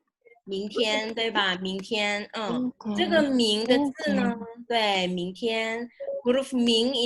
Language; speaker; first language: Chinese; non-native, fluent; Indonesian